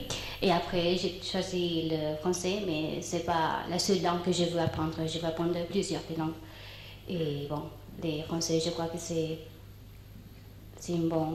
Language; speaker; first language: French; non-native, learner; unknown